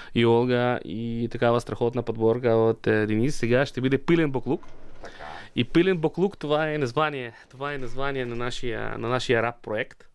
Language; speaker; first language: Bulgarian; non-native, fluent; Ukrainian